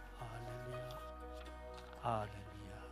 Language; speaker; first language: Russian; non-native, learner; Korean